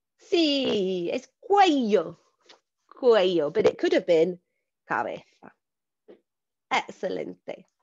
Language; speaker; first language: English; native; English